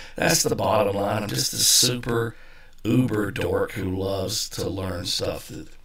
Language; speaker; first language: English; native; English